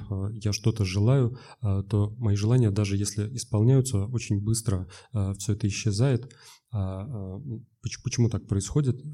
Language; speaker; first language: Russian; native; Russian